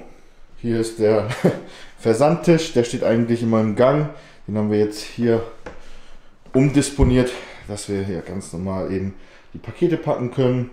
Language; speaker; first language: German; native; German